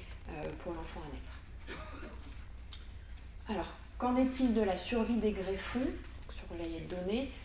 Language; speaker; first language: French; native; French